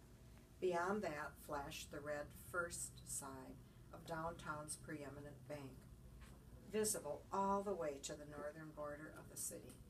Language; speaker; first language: English; native; English